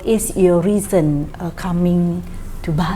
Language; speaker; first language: English; non-native, fluent; Indonesian